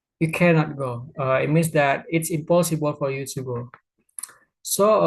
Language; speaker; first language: English; non-native, learner; Indonesian